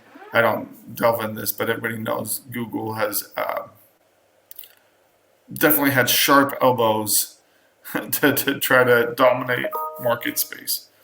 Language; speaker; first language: English; native; English